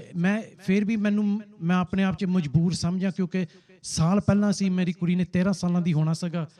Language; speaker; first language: Punjabi; early bilingual, heritage; Punjabi